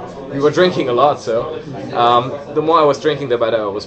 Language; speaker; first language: English; non-native, fluent; German